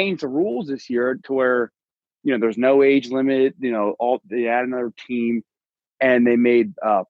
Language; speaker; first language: English; native; English